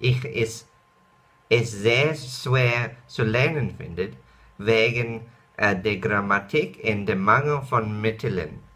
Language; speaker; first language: German; non-native, learner; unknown